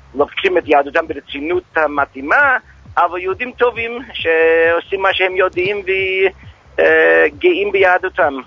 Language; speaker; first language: Hebrew; non-native, fluent; English